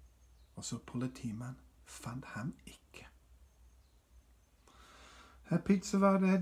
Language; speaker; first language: Norwegian; non-native, fluent; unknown